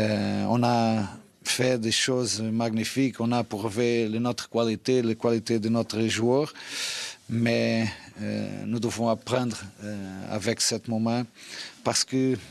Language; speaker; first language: French; non-native, learner; Portuguese